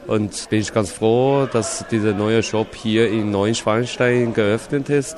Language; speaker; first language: German; non-native, learner; Chinese